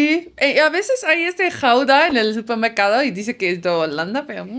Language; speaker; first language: Spanish; non-native, fluent; Dutch